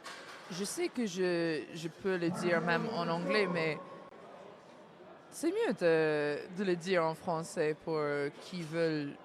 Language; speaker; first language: French; non-native, fluent; English